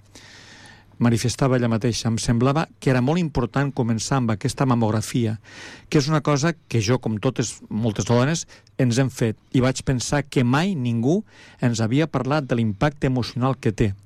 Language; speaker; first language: Catalan; native; Catalan